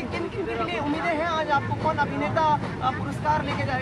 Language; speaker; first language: Hindi; native; Hindi